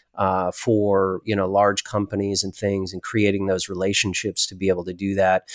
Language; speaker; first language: English; native; English